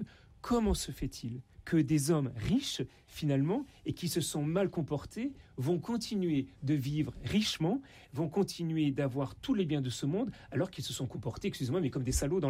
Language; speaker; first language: French; native; French